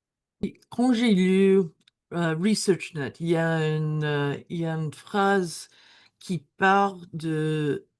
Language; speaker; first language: French; non-native, learner; English